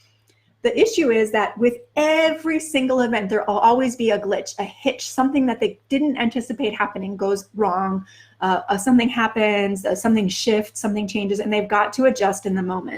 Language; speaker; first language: English; native; English